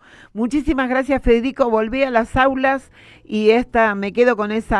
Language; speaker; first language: Spanish; native; Spanish